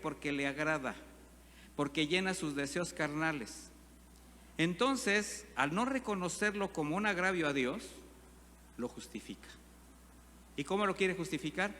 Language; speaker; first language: Spanish; native; Spanish